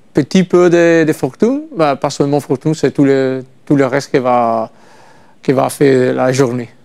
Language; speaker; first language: French; non-native, learner; Italian